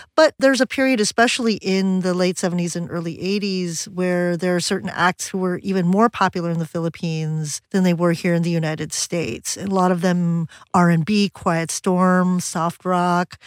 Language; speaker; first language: English; early bilingual, other home language; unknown